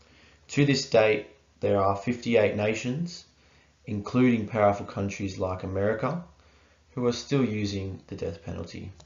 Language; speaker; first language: English; native; English